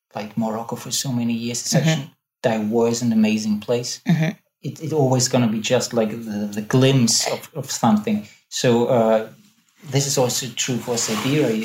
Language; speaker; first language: English; non-native, fluent; German